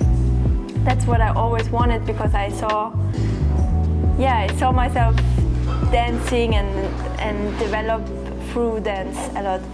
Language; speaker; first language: English; non-native, fluent; German